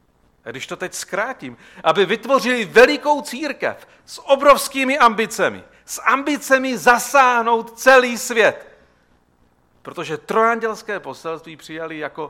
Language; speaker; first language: Czech; native; Czech